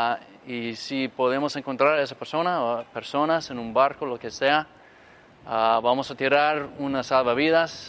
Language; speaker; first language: Spanish; non-native, fluent; English